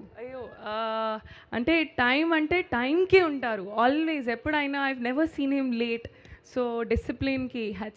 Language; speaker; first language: Telugu; non-native, learner; Hindi